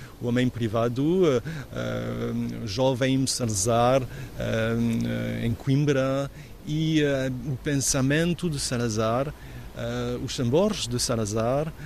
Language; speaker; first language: Portuguese; non-native, learner; French